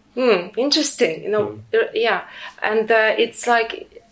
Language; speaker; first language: English; non-native, fluent; Ukrainian